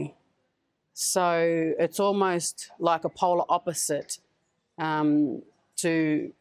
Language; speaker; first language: English; native; English